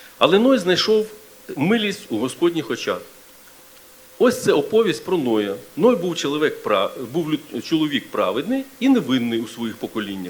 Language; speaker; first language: Ukrainian; non-native, local second language; Russian